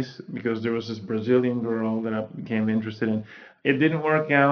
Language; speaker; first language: English; non-native, fluent; Spanish